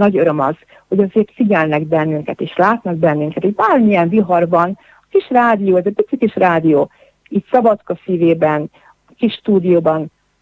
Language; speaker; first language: Hungarian; native; Hungarian